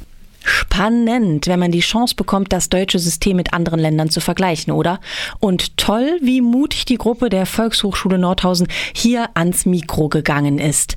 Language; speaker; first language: German; native; German